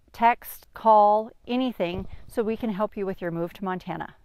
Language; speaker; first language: English; native; English